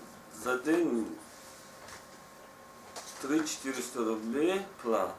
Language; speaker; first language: Russian; non-native, learner; Tajik